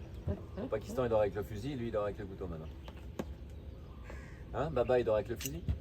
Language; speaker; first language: French; native; French